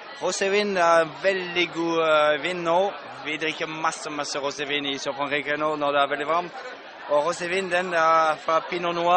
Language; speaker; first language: Norwegian; non-native, fluent; French